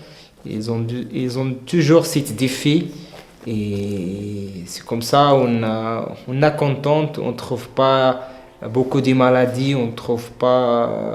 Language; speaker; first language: French; non-native, learner; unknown